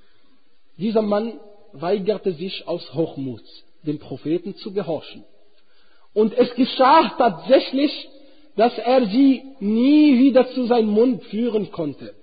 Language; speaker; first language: German; non-native, fluent; Arabic